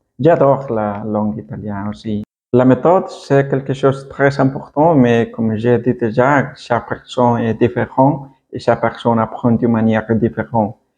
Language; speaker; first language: French; non-native, learner; Spanish